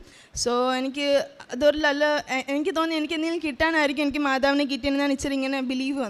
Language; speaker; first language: Malayalam; early bilingual, heritage; Malayalam